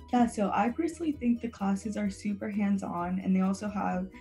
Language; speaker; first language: English; non-native, fluent; Spanish